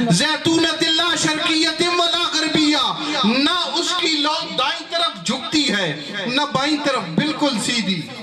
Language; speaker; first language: Urdu; non-native, local second language; Punjabi